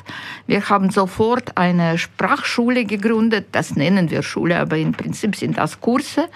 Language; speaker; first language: German; non-native, fluent; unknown